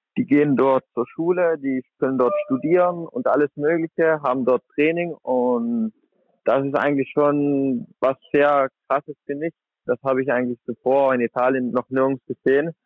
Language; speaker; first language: German; native; German